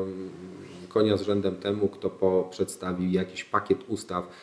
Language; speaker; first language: Polish; native; Polish